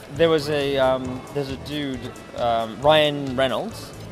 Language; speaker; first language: English; early bilingual, other home language; Cantonese